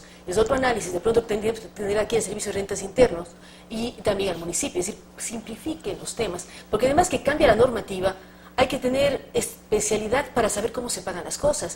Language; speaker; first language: Spanish; native; Spanish